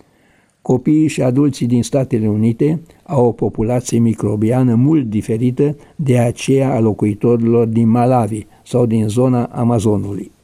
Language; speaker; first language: Romanian; native; Romanian